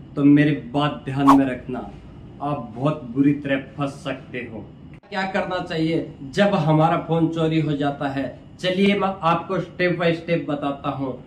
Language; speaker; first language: Hindi; native; Hindi